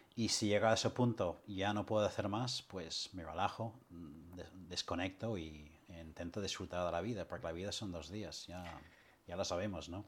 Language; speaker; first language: Spanish; non-native, fluent; English